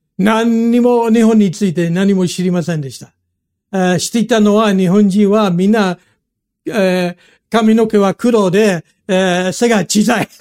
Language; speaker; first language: Japanese; non-native, fluent; English